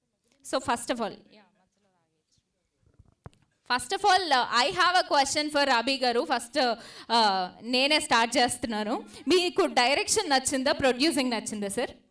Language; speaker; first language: Telugu; native; Telugu